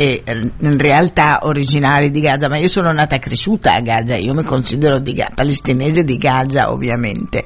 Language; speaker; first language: Italian; non-native, fluent; Arabic